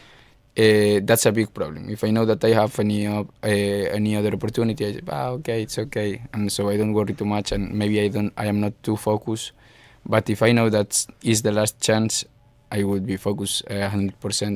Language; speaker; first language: English; non-native, fluent; Spanish